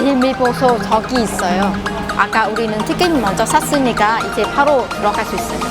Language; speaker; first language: Korean; non-native, learner; Vietnamese